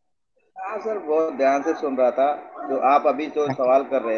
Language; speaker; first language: Hindi; native; Hindi